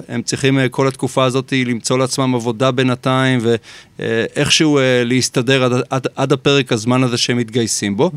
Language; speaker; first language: Hebrew; native; Hebrew